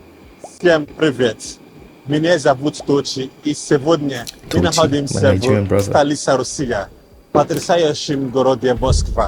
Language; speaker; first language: Russian; non-native, learner; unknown